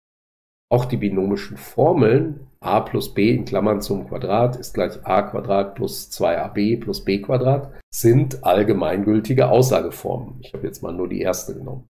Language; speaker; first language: German; native; German